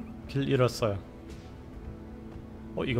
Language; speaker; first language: Korean; non-native, learner; German